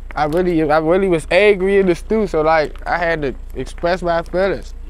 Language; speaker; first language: English; native; English